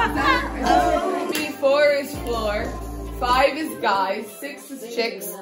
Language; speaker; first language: English; native; English